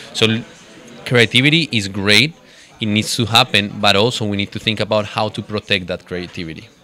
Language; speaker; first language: English; non-native, fluent; Spanish